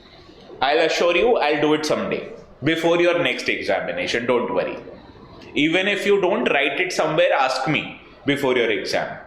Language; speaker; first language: English; non-native, local second language; Hindi